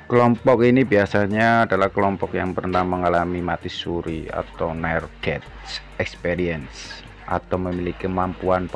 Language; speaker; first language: Indonesian; native; Indonesian